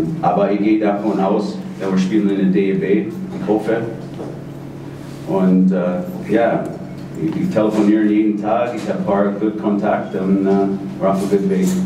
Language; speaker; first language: German; non-native, fluent; English